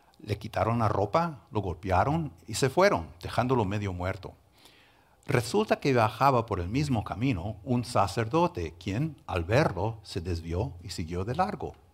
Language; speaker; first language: Spanish; non-native, fluent; English